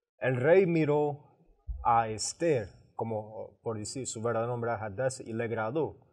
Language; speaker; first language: Spanish; early bilingual, heritage; Spanish